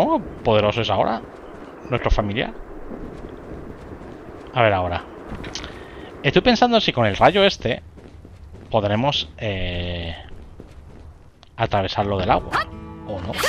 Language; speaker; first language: Spanish; native; Spanish